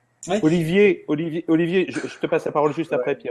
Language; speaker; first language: French; native; French